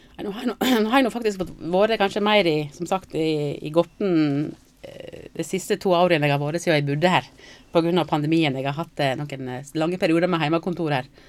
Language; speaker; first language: Norwegian; native; Norwegian